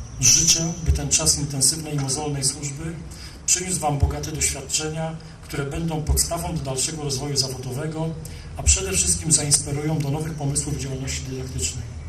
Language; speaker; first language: Polish; native; Polish